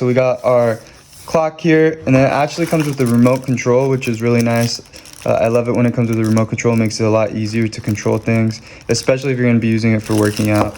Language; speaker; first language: English; native; English